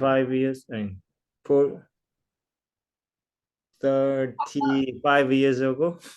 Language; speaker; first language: English; non-native, learner; Korean